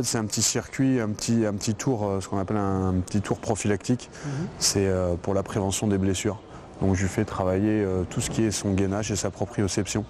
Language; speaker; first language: French; native; French